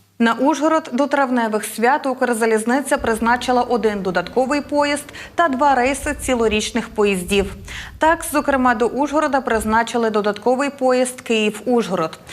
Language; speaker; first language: Ukrainian; native; Ukrainian